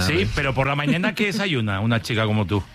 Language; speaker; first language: Spanish; native; Spanish